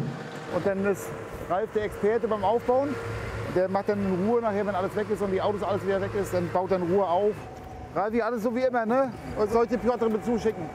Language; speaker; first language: German; native; German